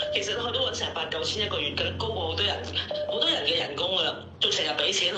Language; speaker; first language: Cantonese; native; Cantonese